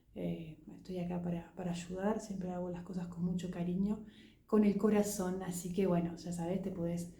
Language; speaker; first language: Spanish; non-native, fluent; French